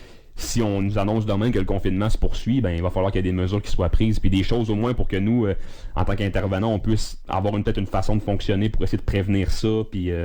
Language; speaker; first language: French; native; French